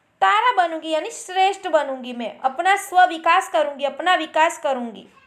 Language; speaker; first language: Hindi; non-native, local second language; Gujarati